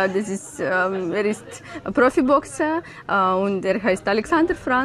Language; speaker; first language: German; non-native, learner; Ukrainian